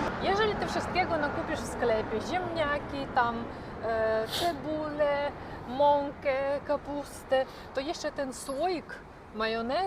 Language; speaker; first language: Polish; non-native, learner; Ukrainian